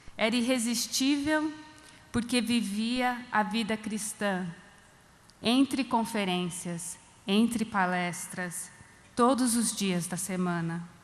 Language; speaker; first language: Portuguese; non-native, fluent; English